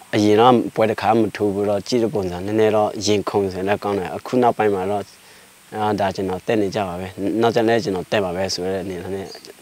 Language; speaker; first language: Burmese; non-native, local second language; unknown